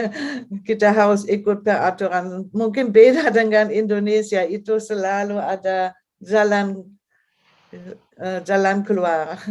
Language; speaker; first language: Indonesian; non-native, fluent; German